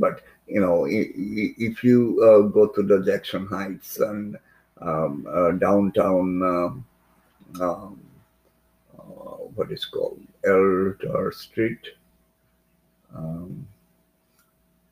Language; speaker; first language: English; non-native, local second language; Bangla